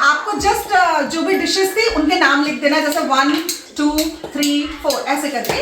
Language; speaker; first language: Hindi; native; Hindi